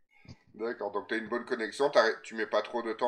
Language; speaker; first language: French; native; French